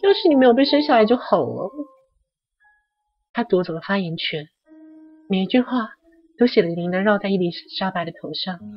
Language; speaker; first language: Chinese; native; Chinese